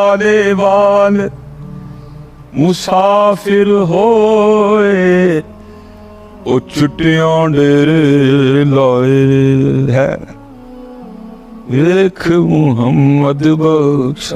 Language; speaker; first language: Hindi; non-native, local second language; Punjabi